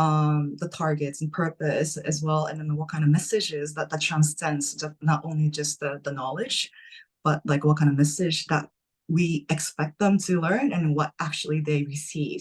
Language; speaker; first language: English; non-native, fluent; Japanese